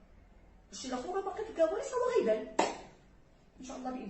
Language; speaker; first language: Arabic; native; Arabic